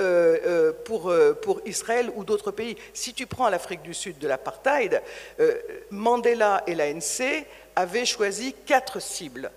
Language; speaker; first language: French; native; French